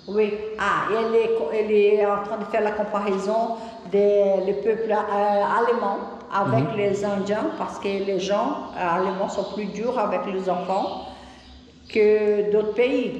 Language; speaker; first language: French; non-native, fluent; Portuguese